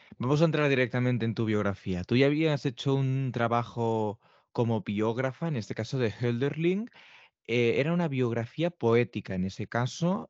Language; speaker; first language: Spanish; non-native, local second language; Catalan